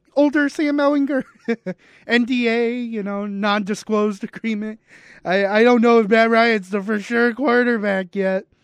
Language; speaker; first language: English; native; English